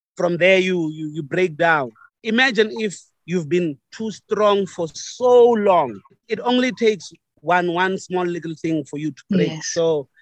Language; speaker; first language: English; non-native, local second language; Venda